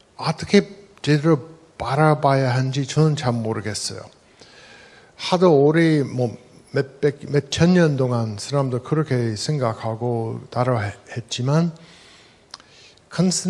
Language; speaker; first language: Korean; non-native, fluent; English